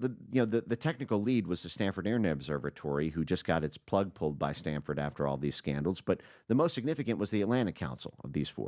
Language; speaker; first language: English; native; English